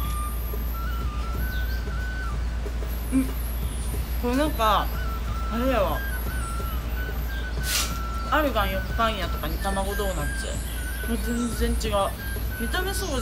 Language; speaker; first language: Japanese; native; Japanese